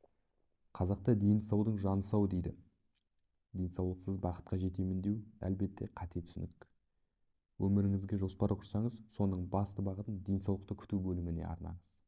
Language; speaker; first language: Kazakh; native; Kazakh